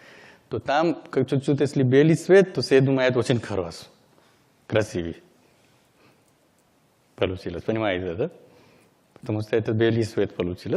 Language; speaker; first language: Russian; non-native, learner; Hindi